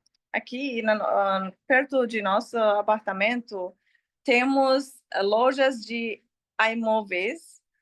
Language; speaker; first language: Portuguese; non-native, learner; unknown